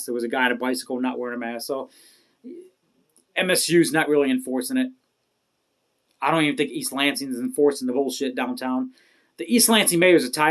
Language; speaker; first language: English; native; English